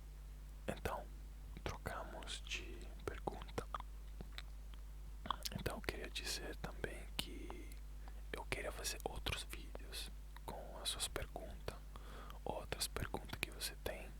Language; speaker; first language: Portuguese; non-native, fluent; Italian